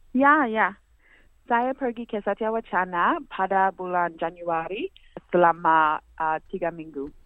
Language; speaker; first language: Indonesian; non-native, learner; English